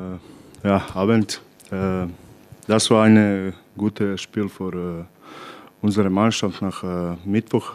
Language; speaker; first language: German; non-native, learner; Croatian